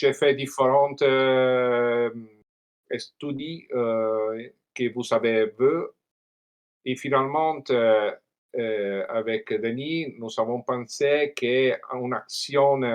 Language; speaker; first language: French; non-native, learner; Italian